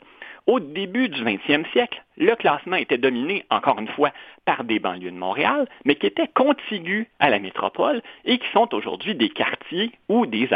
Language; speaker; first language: French; native; French